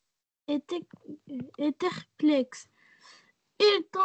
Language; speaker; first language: French; non-native, learner; Arabic